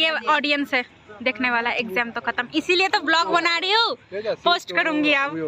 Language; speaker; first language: Hindi; non-native, local second language; Bangla